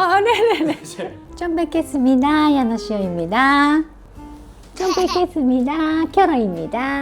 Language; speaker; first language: Korean; non-native, learner; Japanese